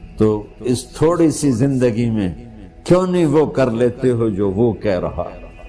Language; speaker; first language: Urdu; non-native, local second language; Punjabi